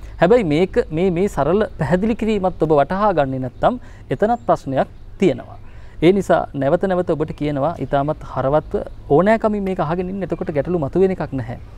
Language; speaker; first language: Sinhala; native; Sinhala